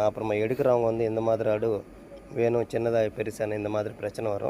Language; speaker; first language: Tamil; native; Tamil